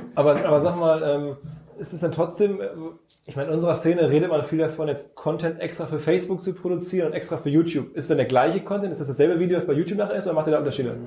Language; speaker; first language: German; native; German